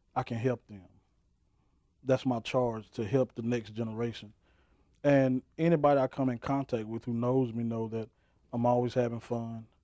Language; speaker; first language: English; native; English